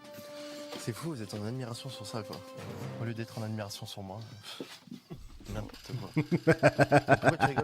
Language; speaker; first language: French; native; French